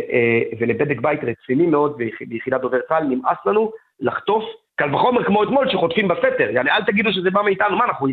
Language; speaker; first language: Hebrew; native; Hebrew